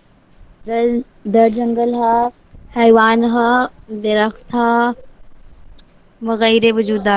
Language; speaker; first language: Persian; non-native, learner; Urdu